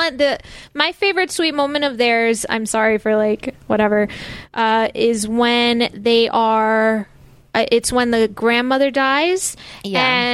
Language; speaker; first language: English; native; English